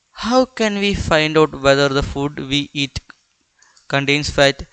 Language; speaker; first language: English; non-native, local second language; Malayalam